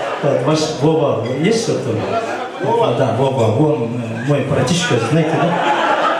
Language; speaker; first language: Russian; non-native, local second language; Kazakh